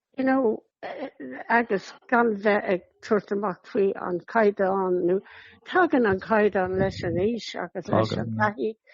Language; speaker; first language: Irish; non-native, local second language; English